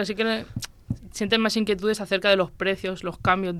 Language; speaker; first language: Spanish; native; Spanish